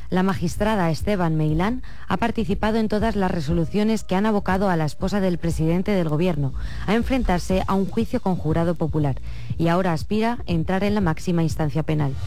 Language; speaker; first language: Spanish; native; Spanish